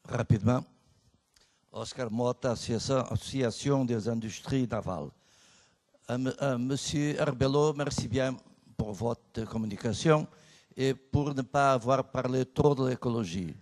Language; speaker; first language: French; non-native, fluent; Portuguese